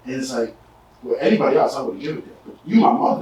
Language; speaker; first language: English; native; English